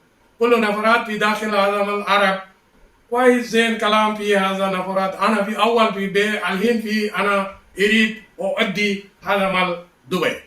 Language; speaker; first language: Arabic; non-native, learner; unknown